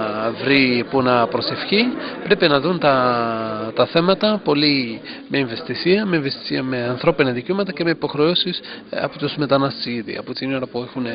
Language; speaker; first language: Greek; non-native, fluent; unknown